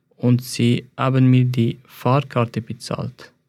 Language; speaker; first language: German; non-native, fluent; Persian